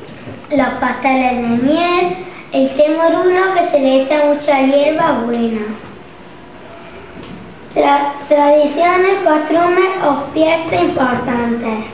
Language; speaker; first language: Spanish; early bilingual, other home language; Arabic